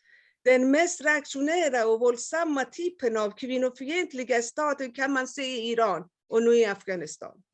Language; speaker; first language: Swedish; non-native, fluent; Persian